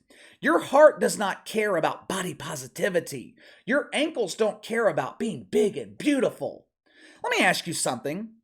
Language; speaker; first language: English; native; English